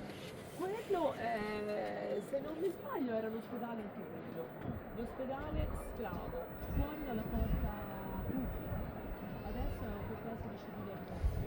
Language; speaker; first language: Italian; native; Italian